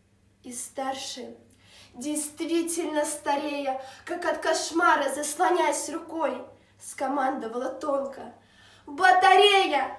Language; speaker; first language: Russian; native; Russian